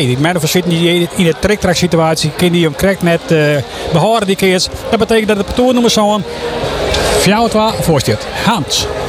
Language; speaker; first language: Dutch; non-native, local second language; Western Frisian